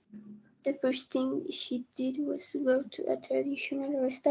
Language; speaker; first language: English; non-native, learner; Spanish